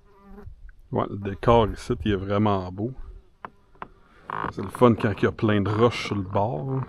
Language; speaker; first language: French; native; French